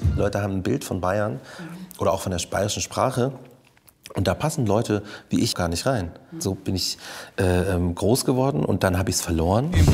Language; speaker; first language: German; native; German